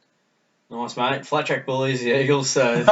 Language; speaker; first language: English; native; English